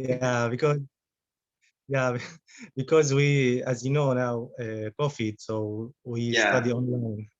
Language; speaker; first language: English; non-native, fluent; Arabic